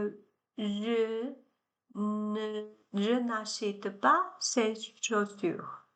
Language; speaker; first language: French; non-native, learner; Chinese